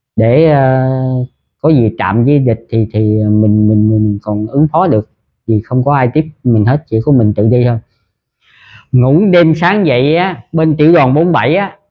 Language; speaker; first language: Vietnamese; early bilingual, heritage; Vietnamese